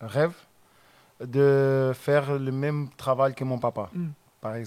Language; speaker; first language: French; non-native, learner; Portuguese